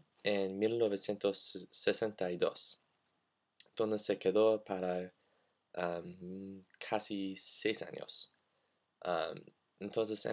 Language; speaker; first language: Spanish; non-native, learner; English